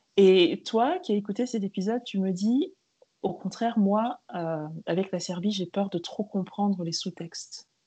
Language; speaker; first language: French; native; French